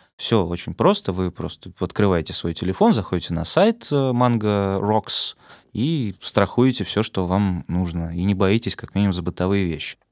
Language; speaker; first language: Russian; native; Russian